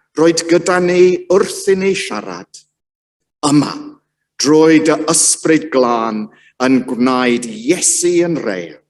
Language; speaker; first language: Welsh; native; Welsh